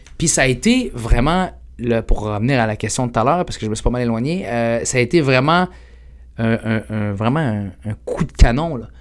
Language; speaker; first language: French; early bilingual, other home language; Arabic